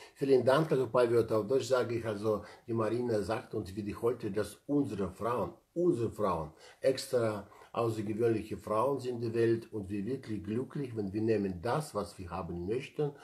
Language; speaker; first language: German; non-native, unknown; Russian